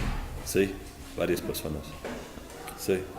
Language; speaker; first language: Spanish; non-native, fluent; English